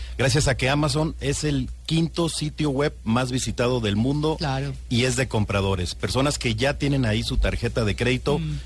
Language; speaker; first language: Spanish; native; Spanish